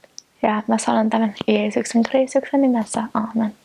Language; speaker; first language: Finnish; non-native, fluent; English